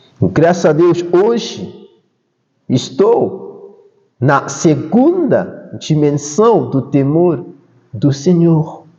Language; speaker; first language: Portuguese; non-native, fluent; Haitian Creole